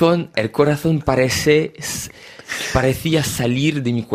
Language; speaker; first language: Spanish; early bilingual, heritage; French